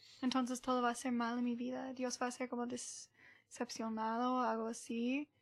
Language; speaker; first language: Spanish; early bilingual, heritage; English